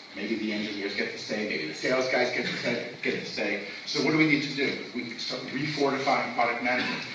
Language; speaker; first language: English; native; English